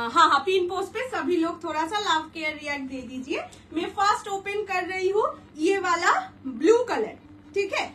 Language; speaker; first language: Hindi; non-native, local second language; Bangla